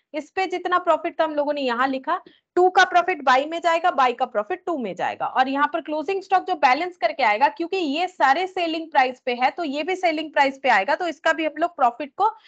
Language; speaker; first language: Hindi; native; Hindi